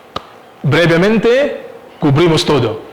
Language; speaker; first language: Spanish; non-native, fluent; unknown